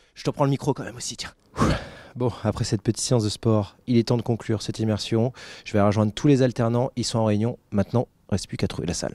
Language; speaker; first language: French; native; French